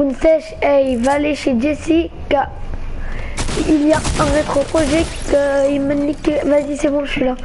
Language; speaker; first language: French; native; French